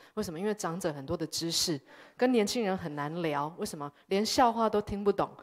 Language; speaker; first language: Chinese; early bilingual, heritage; Chinese